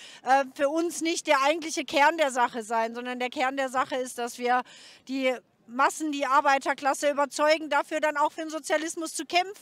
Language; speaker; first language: German; native; German